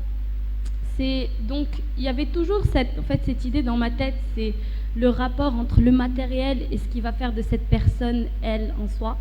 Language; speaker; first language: French; non-native, local second language; Arabic